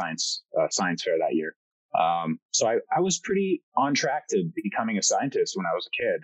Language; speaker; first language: English; early bilingual, other home language; French